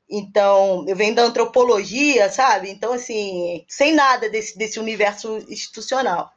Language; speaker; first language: Portuguese; native; Portuguese